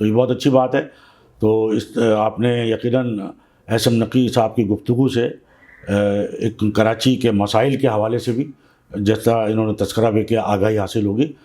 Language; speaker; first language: Urdu; native; Urdu